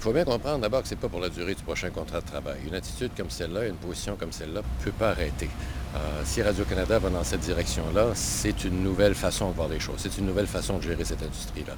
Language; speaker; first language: French; native; French